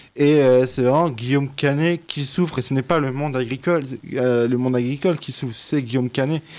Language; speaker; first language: French; native; French